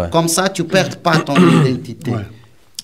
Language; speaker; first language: French; non-native, learner; Portuguese